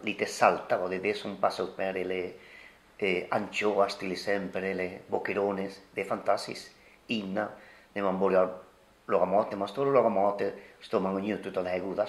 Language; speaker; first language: Swedish; non-native, fluent; Spanish